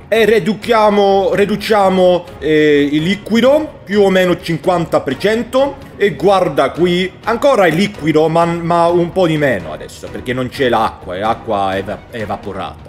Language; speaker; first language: Italian; non-native, learner; Swedish